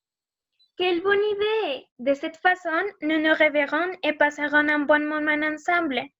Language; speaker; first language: French; non-native, learner; Spanish